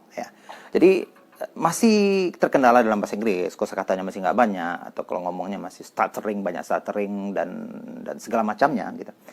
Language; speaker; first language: Indonesian; non-native, local second language; Minangkabau